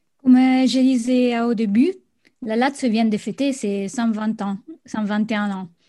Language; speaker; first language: French; non-native, fluent; Italian